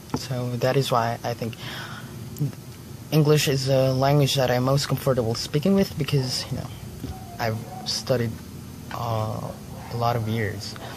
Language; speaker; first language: English; non-native, local second language; Filipino